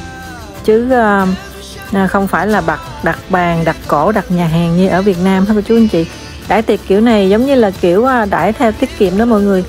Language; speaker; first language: Vietnamese; native; Vietnamese